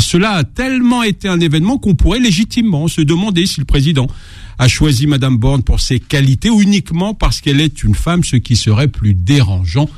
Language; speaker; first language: French; native; French